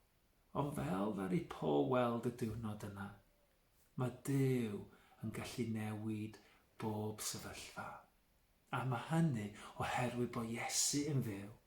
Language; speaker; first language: Welsh; native; Welsh